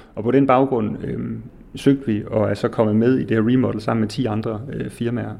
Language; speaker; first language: Danish; native; Danish